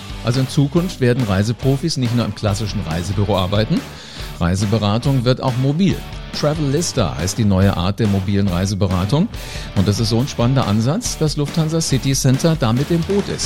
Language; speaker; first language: German; native; German